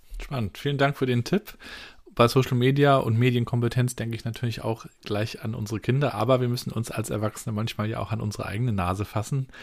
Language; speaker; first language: German; native; German